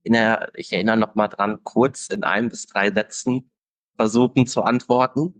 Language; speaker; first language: German; native; German